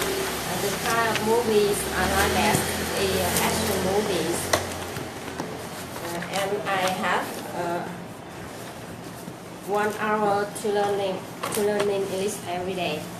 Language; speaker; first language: English; non-native, learner; Vietnamese